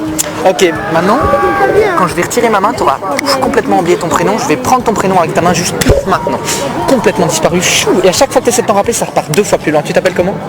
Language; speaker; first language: French; native; French